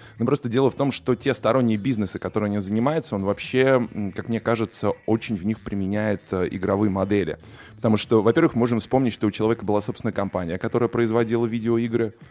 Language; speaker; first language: Russian; native; Russian